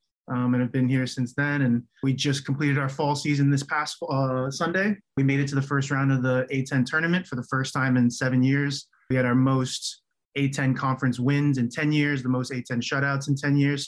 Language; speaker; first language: English; early bilingual, other home language; Chinese